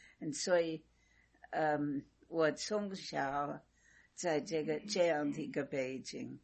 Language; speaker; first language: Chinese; non-native, fluent; English